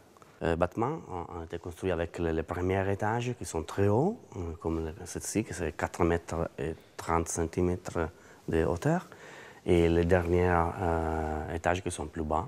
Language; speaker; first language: French; non-native, learner; Italian